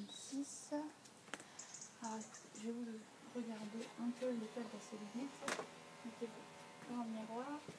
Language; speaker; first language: French; native; French